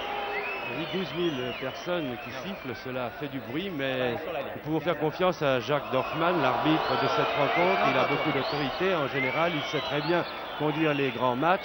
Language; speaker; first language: French; native; French